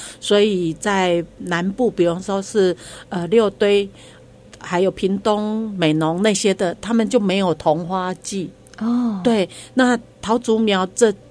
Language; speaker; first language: Chinese; non-native, local second language; Hakka Chinese